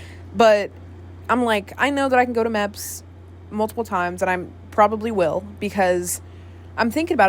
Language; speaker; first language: English; native; English